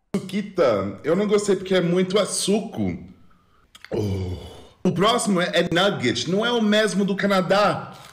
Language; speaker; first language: Portuguese; non-native, learner; English